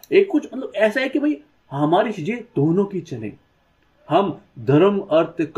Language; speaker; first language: Hindi; native; Hindi